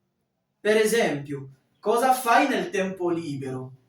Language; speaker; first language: Italian; non-native, fluent; French